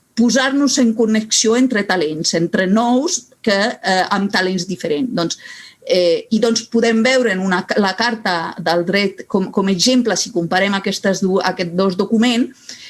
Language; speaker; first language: Catalan; non-native, fluent; Italian